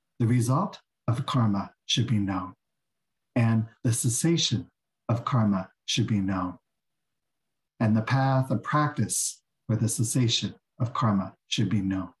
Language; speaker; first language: English; native; English